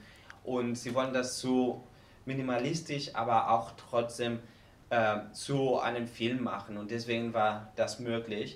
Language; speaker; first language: German; non-native, learner; Spanish